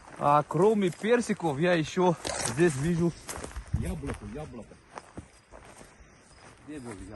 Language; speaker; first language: Russian; non-native, local second language; Tajik